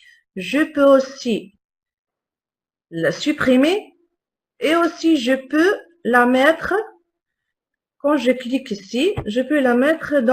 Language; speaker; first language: French; non-native, local second language; Arabic